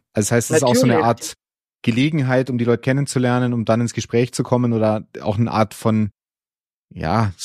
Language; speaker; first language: German; native; German